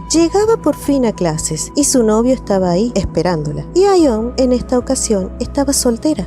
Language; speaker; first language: Spanish; native; Spanish